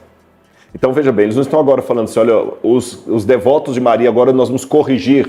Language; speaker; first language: Portuguese; native; Portuguese